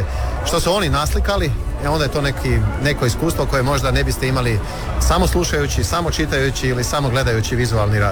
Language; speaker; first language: Serbian; native; Serbian